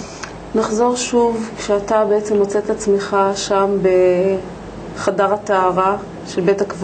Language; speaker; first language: Hebrew; native; Hebrew